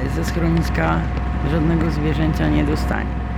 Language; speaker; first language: Polish; native; Polish